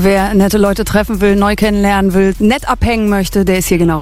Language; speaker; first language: German; native; German